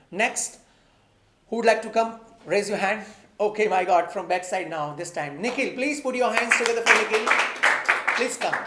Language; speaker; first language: English; non-native, local second language; Hindi